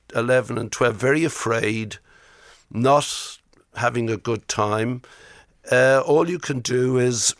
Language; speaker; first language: English; native; English